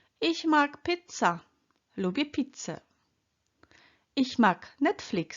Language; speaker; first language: German; non-native, fluent; Polish